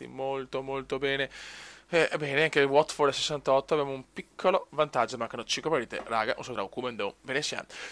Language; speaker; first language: Italian; native; Italian